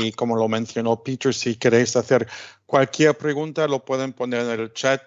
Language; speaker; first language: Spanish; non-native, fluent; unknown